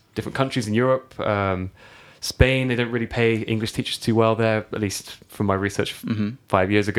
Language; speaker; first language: English; native; English